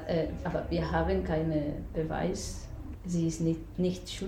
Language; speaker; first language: German; non-native, fluent; Spanish